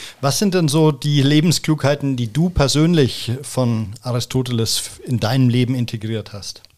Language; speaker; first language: German; native; German